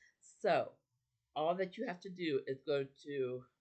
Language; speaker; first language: English; native; English